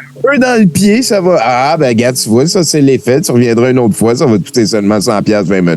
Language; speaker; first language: French; native; French